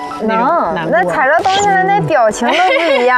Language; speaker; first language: Chinese; native; Chinese